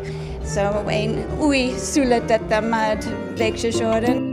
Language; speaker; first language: Hungarian; non-native, learner; English